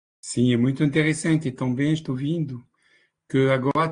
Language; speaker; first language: Portuguese; non-native, fluent; French